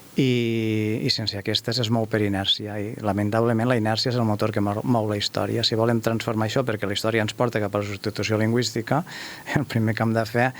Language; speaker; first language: Catalan; native; Catalan